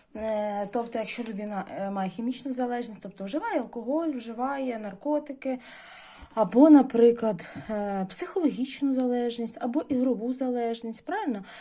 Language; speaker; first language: Ukrainian; non-native, local second language; Russian